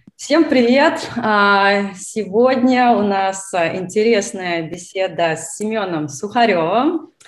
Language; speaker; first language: Russian; native; Russian